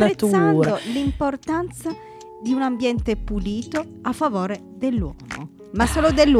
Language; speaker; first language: Italian; native; Italian